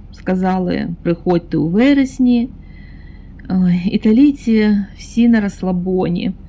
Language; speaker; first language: Ukrainian; native; Ukrainian